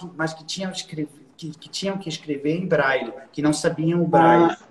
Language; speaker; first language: Portuguese; non-native, fluent; German